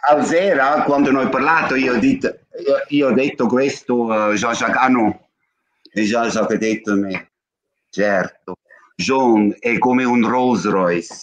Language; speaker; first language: Italian; non-native, learner; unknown